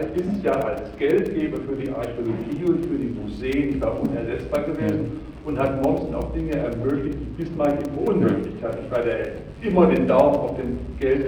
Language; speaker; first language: German; native; German